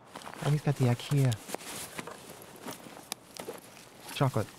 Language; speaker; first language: English; native; English